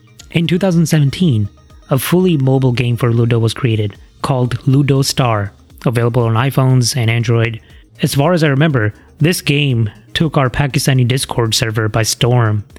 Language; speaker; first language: English; non-native, local second language; Hindi